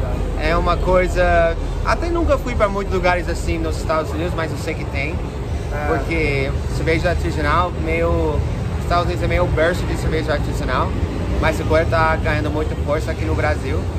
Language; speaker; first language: Portuguese; non-native, fluent; English